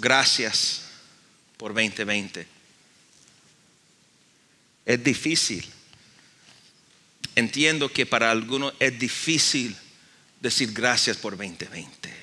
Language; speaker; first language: Spanish; early bilingual, heritage; Spanish